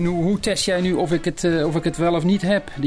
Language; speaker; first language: Dutch; native; Dutch